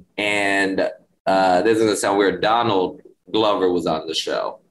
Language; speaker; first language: English; early bilingual, other home language; Spanish